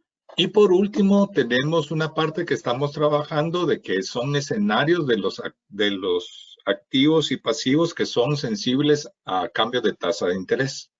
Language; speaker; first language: Spanish; native; Spanish